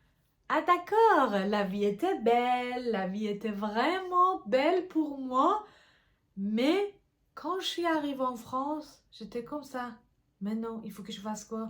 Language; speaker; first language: French; non-native, fluent; Persian